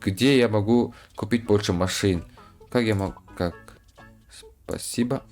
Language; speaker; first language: Russian; non-native, local second language; Kazakh